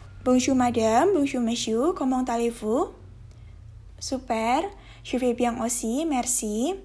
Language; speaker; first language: French; non-native, learner; Indonesian